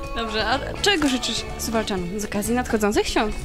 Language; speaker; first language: Polish; native; Polish